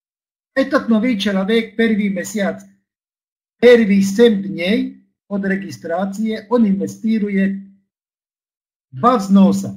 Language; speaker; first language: Russian; non-native, learner; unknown